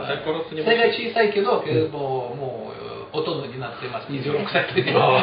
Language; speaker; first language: Japanese; non-native, learner; Russian